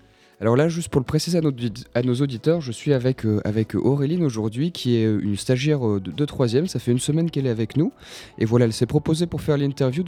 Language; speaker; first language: French; native; French